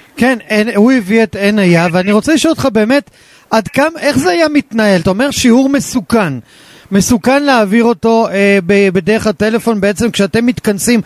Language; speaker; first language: Hebrew; native; Hebrew